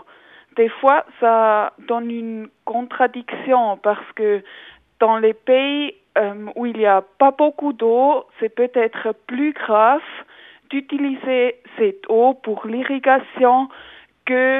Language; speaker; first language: French; non-native, local second language; German